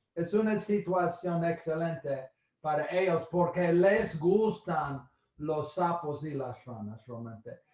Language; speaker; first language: Spanish; non-native, fluent; English